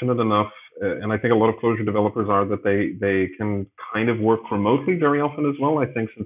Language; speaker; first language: English; native; English